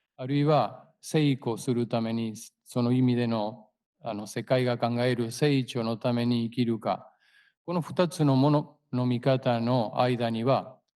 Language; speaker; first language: Japanese; non-native, fluent; Spanish